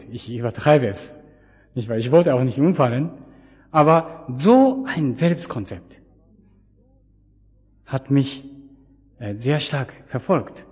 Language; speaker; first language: German; non-native, fluent; Japanese